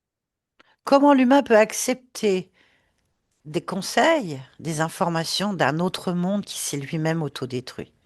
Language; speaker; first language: French; native; French